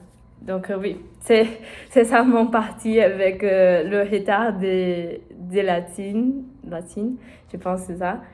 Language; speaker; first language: French; non-native, learner; Portuguese